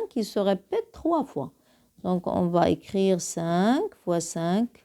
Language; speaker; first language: French; non-native, local second language; Arabic